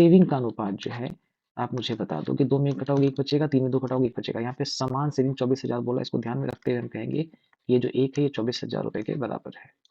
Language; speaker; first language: Hindi; native; Hindi